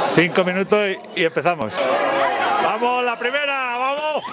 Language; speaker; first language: Spanish; native; Spanish